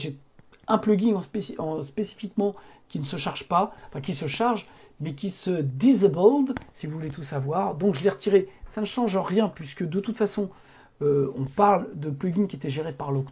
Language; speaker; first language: French; native; French